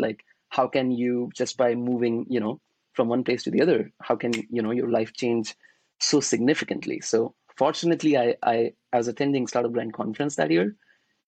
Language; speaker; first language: English; non-native, local second language; Hindi